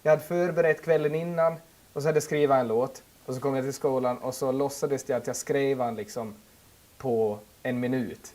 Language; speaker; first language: Swedish; native; Swedish